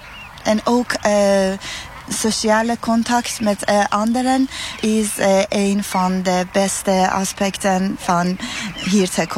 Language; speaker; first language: Dutch; non-native, fluent; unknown